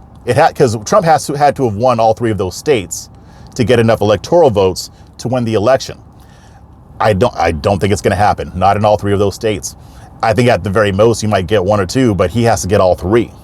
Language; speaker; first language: English; native; English